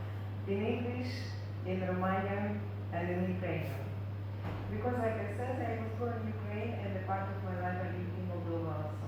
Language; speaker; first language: English; non-native, learner; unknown